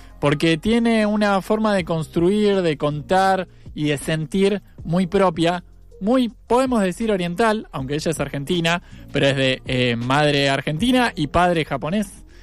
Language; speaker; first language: Spanish; native; Spanish